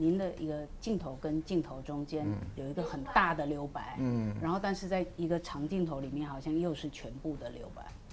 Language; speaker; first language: Chinese; native; Chinese